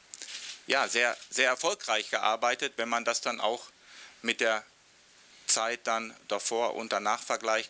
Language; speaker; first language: German; native; German